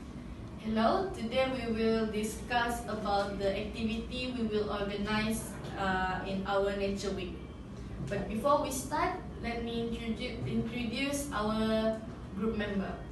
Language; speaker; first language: English; non-native, learner; Malay